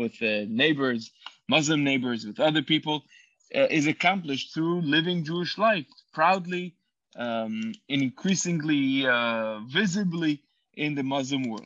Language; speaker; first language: English; non-native, fluent; Hebrew